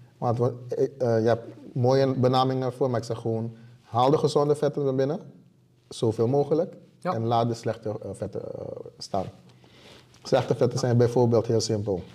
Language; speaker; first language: Dutch; native; Dutch